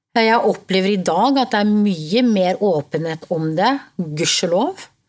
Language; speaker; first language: Norwegian; early bilingual, other home language; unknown